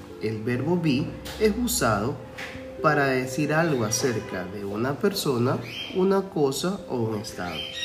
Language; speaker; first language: Spanish; native; Spanish